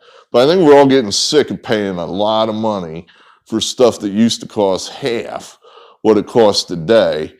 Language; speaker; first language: English; native; English